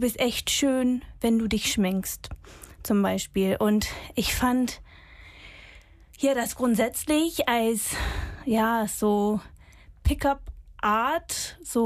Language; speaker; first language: German; non-native, fluent; English